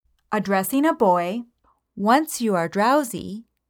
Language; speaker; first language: English; native; English